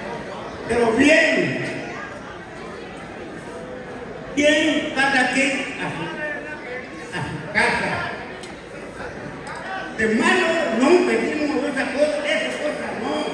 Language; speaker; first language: Spanish; non-native, local second language; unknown